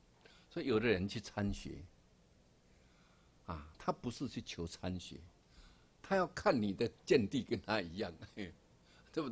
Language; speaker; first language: Chinese; native; Chinese